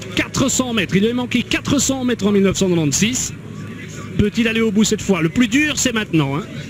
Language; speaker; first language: French; native; French